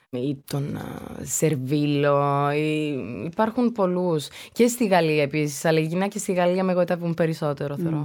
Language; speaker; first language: Greek; early bilingual, heritage; Greek